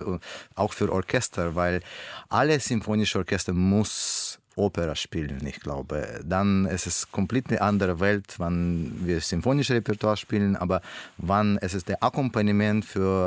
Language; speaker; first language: German; non-native, learner; Russian